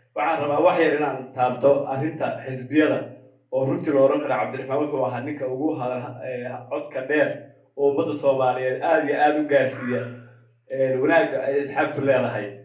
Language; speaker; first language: Somali; native; Somali